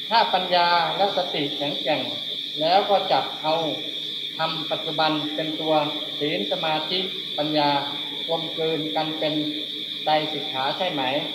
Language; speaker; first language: Thai; native; Thai